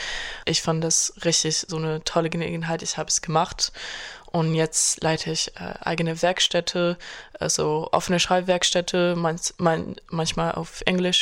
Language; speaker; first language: German; non-native, fluent; French